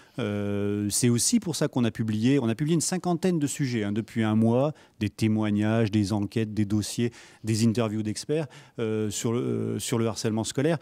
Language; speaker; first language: French; native; French